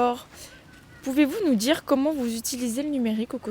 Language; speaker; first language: French; native; French